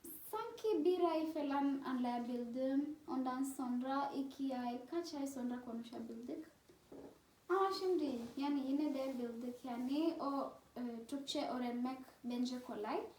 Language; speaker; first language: Turkish; non-native, fluent; Swahili